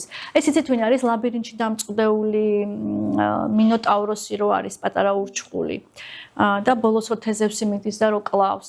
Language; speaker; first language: Georgian; native; Georgian